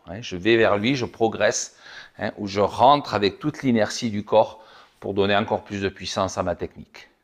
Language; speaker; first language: French; native; French